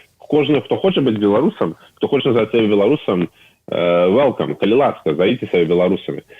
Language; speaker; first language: Belarusian; non-native, local second language; Russian